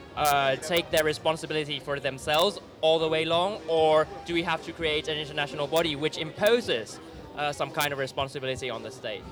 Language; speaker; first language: English; non-native, fluent; Thai